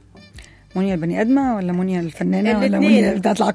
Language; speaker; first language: Arabic; native; Arabic